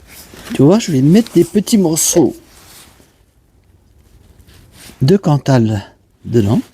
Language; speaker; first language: French; native; French